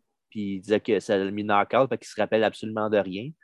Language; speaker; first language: French; native; French